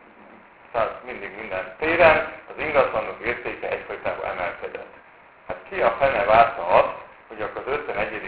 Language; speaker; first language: Hungarian; native; Hungarian